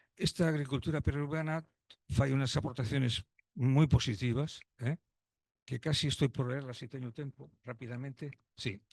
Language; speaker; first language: Spanish; non-native, local second language; Galician